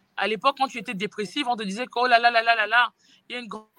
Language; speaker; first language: French; native; French